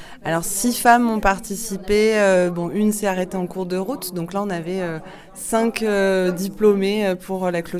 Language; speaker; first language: French; native; French